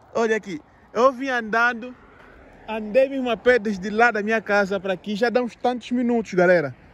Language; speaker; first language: Portuguese; native; Portuguese